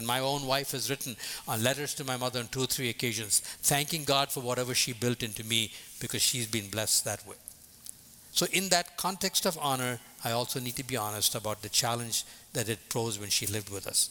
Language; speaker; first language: English; non-native, local second language; Tamil